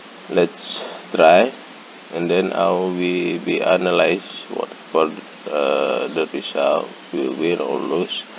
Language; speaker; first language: English; non-native, learner; Indonesian